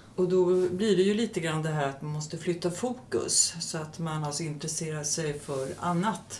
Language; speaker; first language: Swedish; native; Swedish